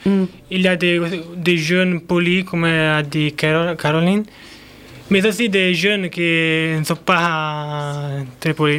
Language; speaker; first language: French; non-native, learner; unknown